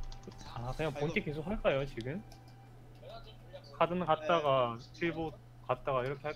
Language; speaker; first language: Korean; native; Korean